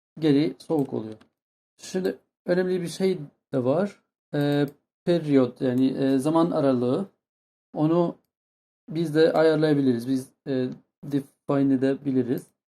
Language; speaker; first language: Turkish; non-native, fluent; Arabic